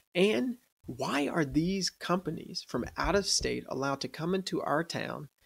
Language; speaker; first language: English; native; English